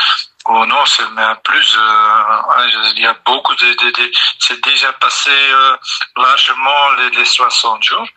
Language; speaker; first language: French; non-native, learner; Dutch